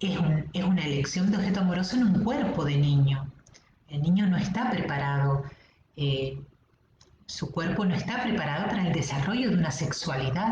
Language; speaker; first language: Spanish; native; Spanish